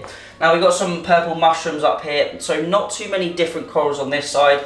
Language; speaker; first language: English; native; English